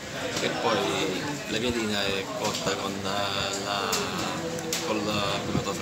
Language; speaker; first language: Italian; native; Italian